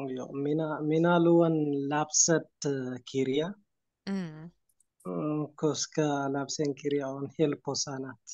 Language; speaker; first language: Finnish; non-native, learner; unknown